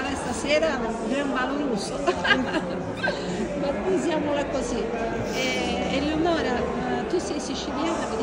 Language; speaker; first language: Italian; non-native, fluent; Portuguese